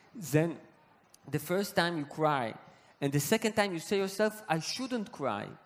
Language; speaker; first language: English; non-native, fluent; Hebrew